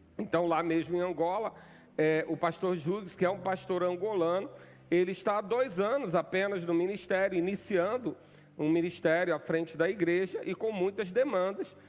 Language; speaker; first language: Portuguese; native; Portuguese